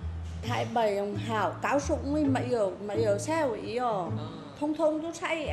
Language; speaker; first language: Chinese; non-native, learner; Vietnamese